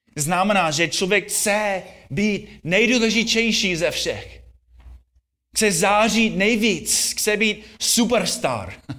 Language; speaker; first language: Czech; non-native, fluent; English